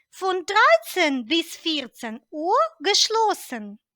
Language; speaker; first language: German; non-native, fluent; Ukrainian